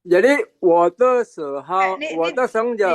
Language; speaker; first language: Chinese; non-native, learner; Indonesian